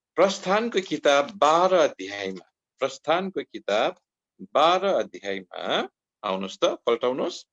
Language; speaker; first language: Nepali; native; Nepali